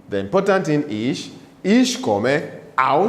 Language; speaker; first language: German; non-native, learner; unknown